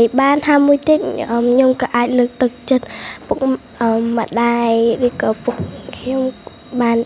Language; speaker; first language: Khmer; non-native, local second language; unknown